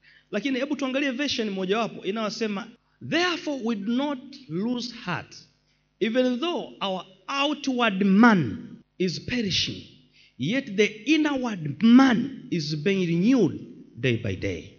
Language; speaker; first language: English; non-native, local second language; Swahili